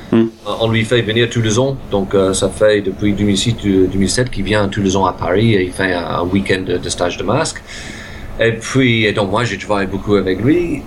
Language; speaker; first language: French; non-native, fluent; English